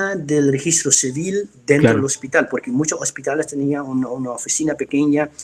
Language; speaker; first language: Spanish; non-native, fluent; Dutch